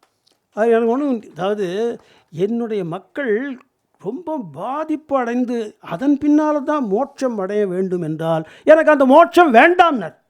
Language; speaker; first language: Tamil; native; Tamil